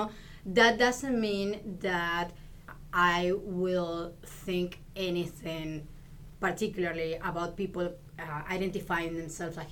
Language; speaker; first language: English; non-native, fluent; Spanish